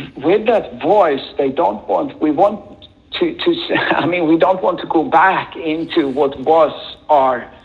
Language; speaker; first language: English; non-native, fluent; Swedish